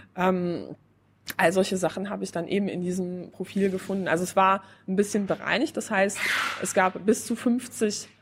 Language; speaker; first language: German; non-native, fluent; Polish